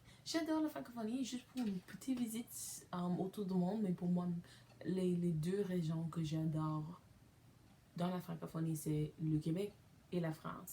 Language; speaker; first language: French; non-native, learner; English